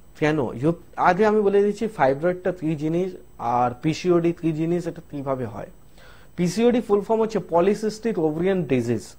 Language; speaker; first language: Bangla; non-native, local second language; Hindi